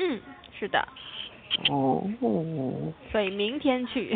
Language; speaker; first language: Chinese; non-native, fluent; Korean